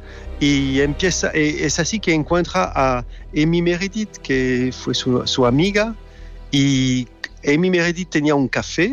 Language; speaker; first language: Spanish; non-native, fluent; French